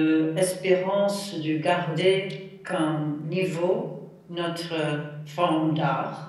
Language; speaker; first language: French; non-native, fluent; English